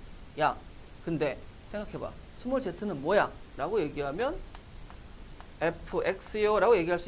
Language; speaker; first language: Korean; native; Korean